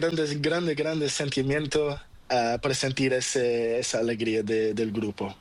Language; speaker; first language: Spanish; non-native, learner; Portuguese